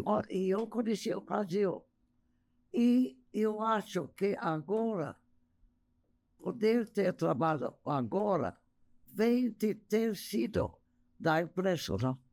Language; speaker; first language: Portuguese; non-native, fluent; English